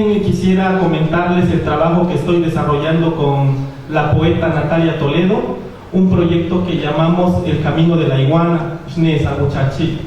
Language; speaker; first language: Spanish; non-native, local second language; Zapotec